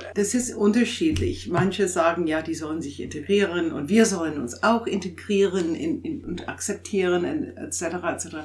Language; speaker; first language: German; non-native, fluent; English